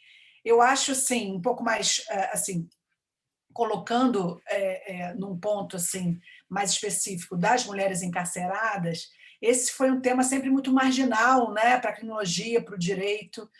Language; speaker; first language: Portuguese; native; Portuguese